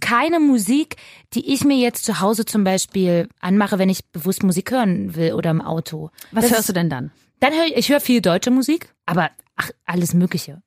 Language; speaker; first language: German; native; German